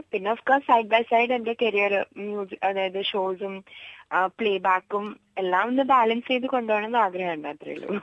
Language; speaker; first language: Malayalam; early bilingual, heritage; Malayalam